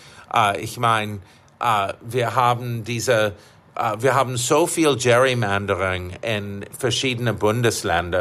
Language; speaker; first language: German; non-native, fluent; English